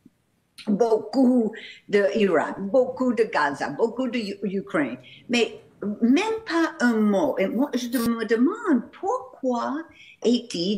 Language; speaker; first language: French; non-native, fluent; English